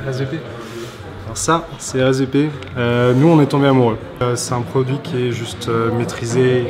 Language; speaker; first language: French; native; French